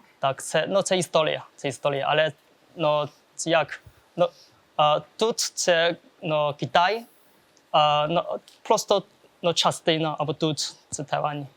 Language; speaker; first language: Ukrainian; non-native, learner; Chinese